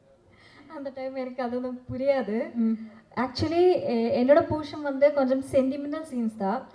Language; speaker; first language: Tamil; non-native, learner; Malayalam